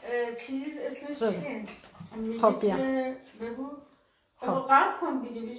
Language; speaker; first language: Persian; native; Persian